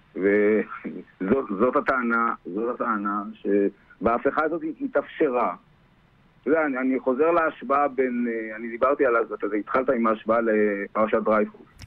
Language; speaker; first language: Hebrew; native; Hebrew